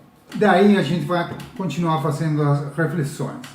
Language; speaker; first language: Portuguese; non-native, learner; Spanish